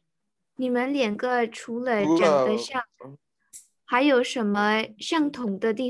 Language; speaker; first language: Chinese; non-native, learner; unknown